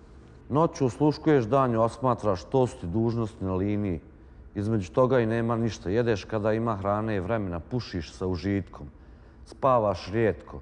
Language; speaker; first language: Croatian; native; Croatian